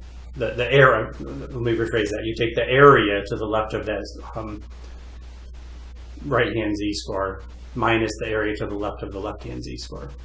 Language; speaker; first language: English; native; English